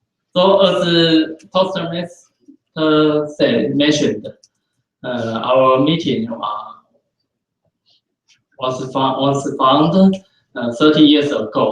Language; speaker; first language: English; non-native, fluent; Chinese